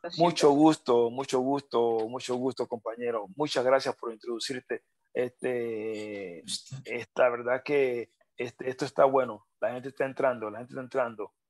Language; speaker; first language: Spanish; native; Spanish